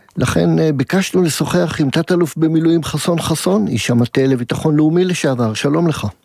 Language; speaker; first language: Hebrew; native; Hebrew